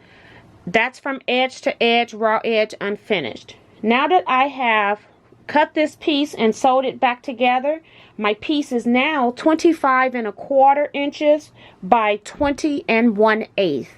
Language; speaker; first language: English; native; English